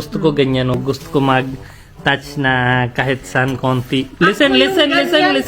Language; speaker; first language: Filipino; non-native, fluent; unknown